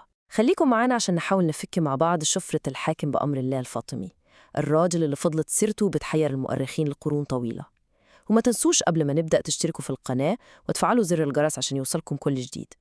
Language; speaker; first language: Arabic; native; Arabic